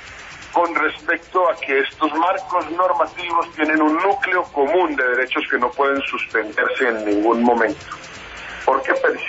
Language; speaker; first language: Spanish; native; Spanish